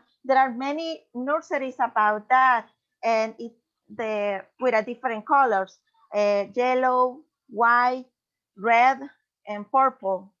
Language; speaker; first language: English; non-native, learner; Spanish